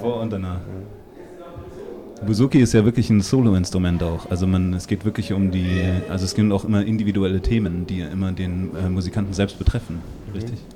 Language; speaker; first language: German; native; German